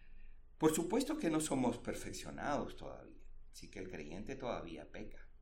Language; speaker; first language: Spanish; native; Spanish